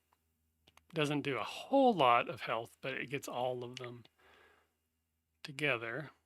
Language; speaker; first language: English; native; English